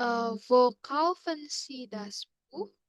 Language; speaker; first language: German; non-native, learner; Indonesian